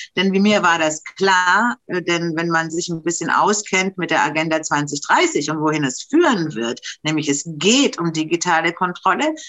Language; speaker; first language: German; non-native, fluent; Romanian